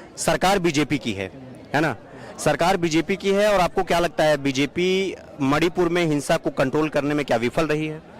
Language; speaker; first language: Hindi; native; Hindi